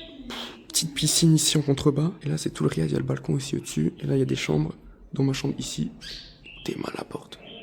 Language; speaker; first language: French; native; French